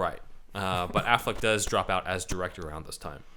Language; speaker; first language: English; native; English